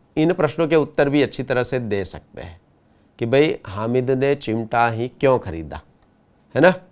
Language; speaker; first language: Hindi; non-native, local second language; Gujarati